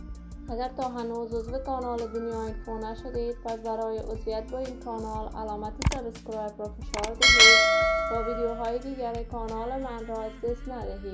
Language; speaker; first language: Persian; native; Persian